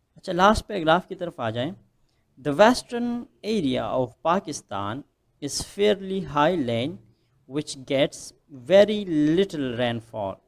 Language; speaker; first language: Urdu; non-native, local second language; Pashto